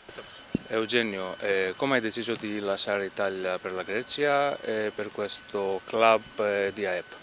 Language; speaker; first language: Italian; non-native, learner; Greek